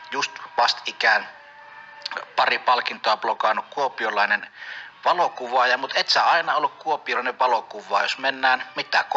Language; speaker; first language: Finnish; native; Finnish